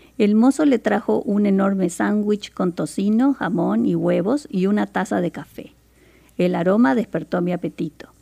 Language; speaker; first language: Spanish; native; Spanish